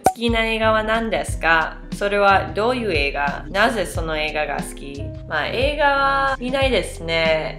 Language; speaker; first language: Japanese; non-native, learner; English